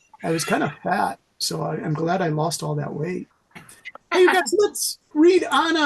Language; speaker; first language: English; native; English